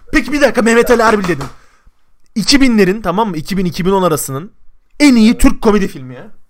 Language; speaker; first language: Turkish; native; Turkish